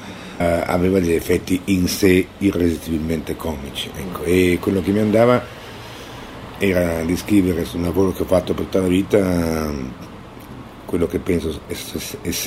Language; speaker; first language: Italian; native; Italian